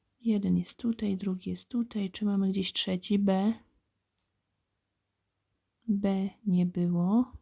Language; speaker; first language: Polish; native; Polish